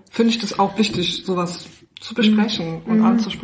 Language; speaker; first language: German; native; German